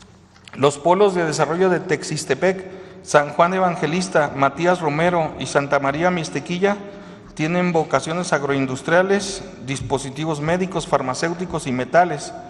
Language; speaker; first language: Spanish; native; Spanish